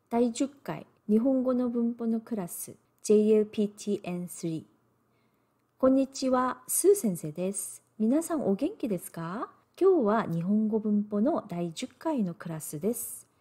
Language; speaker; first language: Japanese; non-native, fluent; Korean